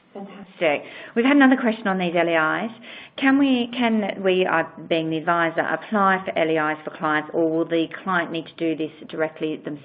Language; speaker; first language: English; native; English